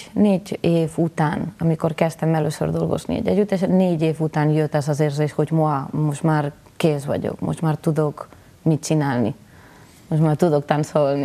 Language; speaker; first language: Hungarian; non-native, fluent; Spanish